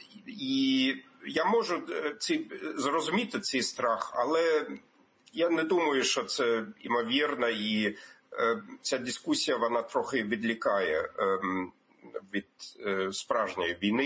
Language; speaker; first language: Ukrainian; non-native, fluent; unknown